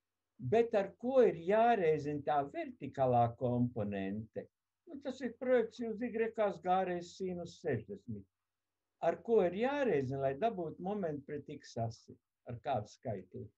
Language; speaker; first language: Latvian; native; Latvian